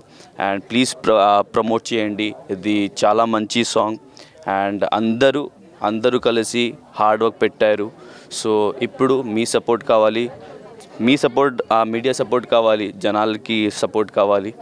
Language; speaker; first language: Telugu; non-native, learner; Hindi